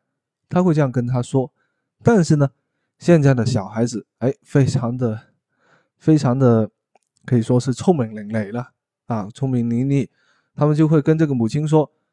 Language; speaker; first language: Chinese; non-native, local second language; Cantonese